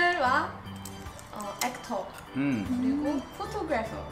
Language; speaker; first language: Korean; non-native, fluent; Arabic